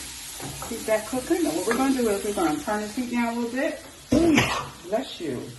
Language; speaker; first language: English; native; English